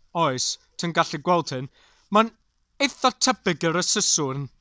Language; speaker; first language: Welsh; non-native, local second language; English